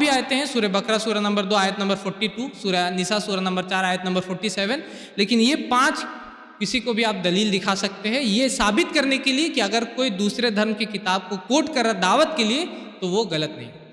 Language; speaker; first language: Urdu; native; Urdu